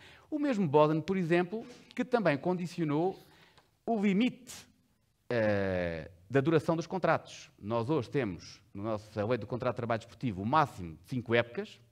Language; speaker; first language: Portuguese; native; Portuguese